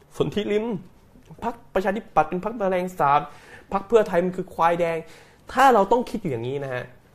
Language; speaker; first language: Thai; native; Thai